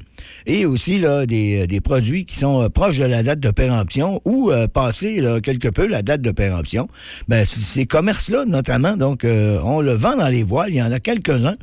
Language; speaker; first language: French; native; French